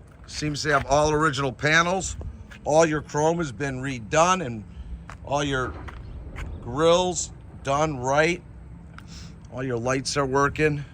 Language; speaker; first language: English; native; English